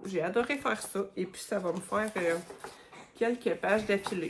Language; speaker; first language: French; native; French